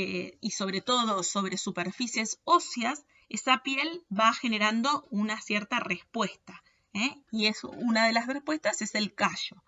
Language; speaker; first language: Spanish; native; Spanish